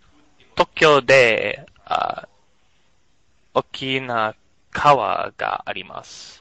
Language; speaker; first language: Japanese; non-native, learner; English